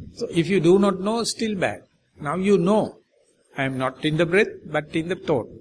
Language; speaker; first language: English; non-native, local second language; Sinhala